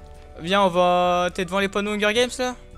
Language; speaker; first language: French; native; French